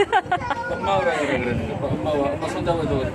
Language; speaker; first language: Korean; native; Korean